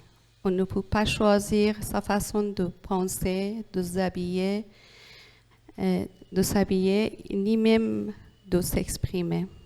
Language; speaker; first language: French; non-native, learner; Persian